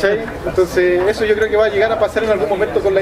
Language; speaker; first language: Spanish; native; Spanish